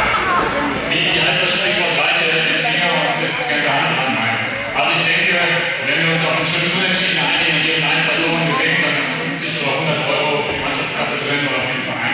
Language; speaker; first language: German; native; German